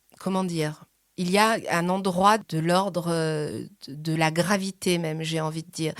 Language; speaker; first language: French; early bilingual, other home language; Persian